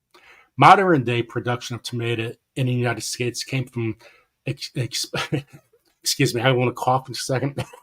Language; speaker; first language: English; native; English